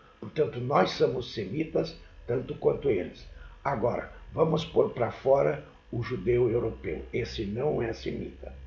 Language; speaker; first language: Portuguese; native; Portuguese